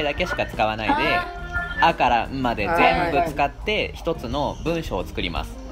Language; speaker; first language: Japanese; native; Japanese